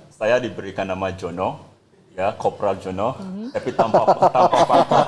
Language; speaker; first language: Indonesian; non-native, fluent; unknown